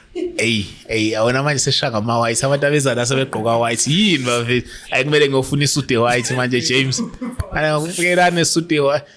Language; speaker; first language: Zulu; native; Zulu